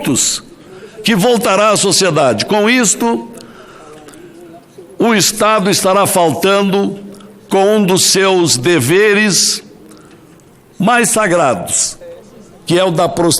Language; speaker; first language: Portuguese; native; Portuguese